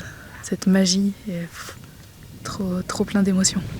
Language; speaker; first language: French; native; French